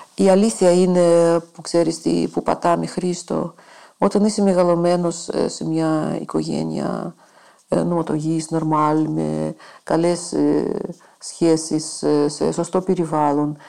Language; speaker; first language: Greek; non-native, fluent; Russian